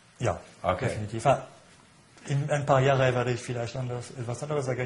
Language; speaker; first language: German; non-native, fluent; French